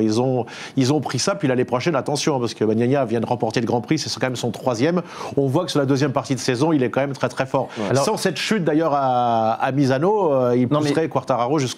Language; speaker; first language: French; native; French